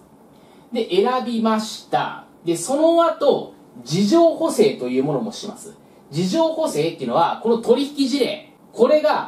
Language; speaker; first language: Japanese; native; Japanese